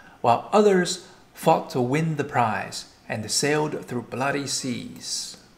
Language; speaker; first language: English; non-native, fluent; Chinese